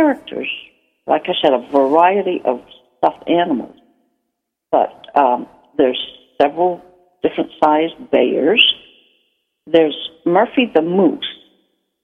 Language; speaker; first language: English; native; English